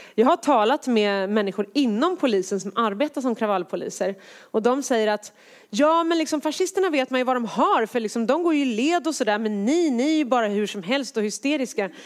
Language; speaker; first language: Swedish; native; Swedish